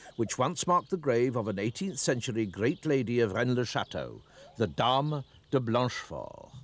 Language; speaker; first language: English; native; English